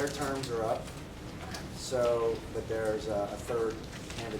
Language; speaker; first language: English; native; English